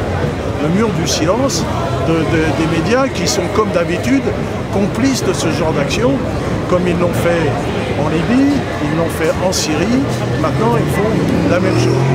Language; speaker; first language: French; native; French